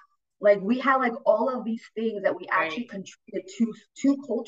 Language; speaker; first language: English; native; English